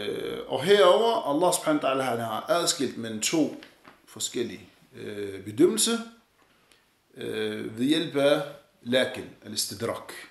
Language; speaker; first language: Danish; early bilingual, other home language; Arabic